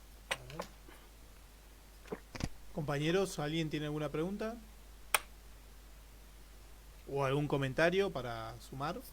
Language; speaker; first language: Spanish; native; Spanish